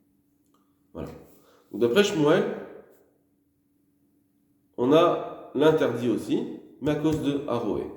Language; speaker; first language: French; native; French